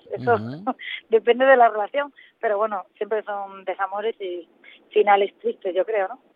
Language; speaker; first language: Spanish; native; Spanish